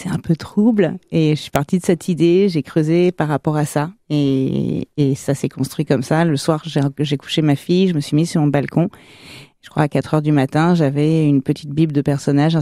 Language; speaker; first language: French; native; French